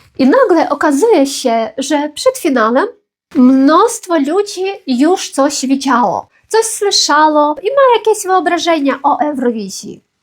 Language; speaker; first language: Polish; non-native, fluent; Ukrainian